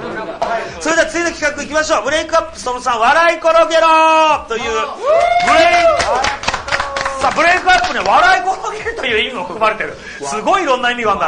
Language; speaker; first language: Japanese; native; Japanese